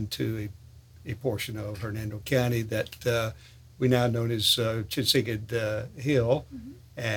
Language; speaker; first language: English; native; English